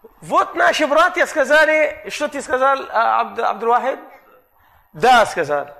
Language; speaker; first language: Russian; non-native, fluent; Arabic